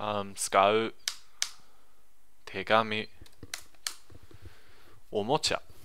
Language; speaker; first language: Japanese; non-native, learner; English